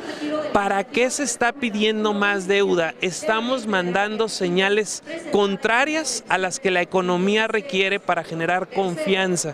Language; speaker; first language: Spanish; native; Spanish